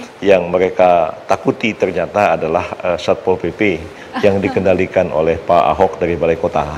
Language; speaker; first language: Indonesian; native; Indonesian